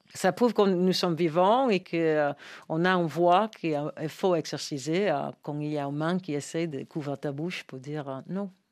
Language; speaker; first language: French; non-native, fluent; English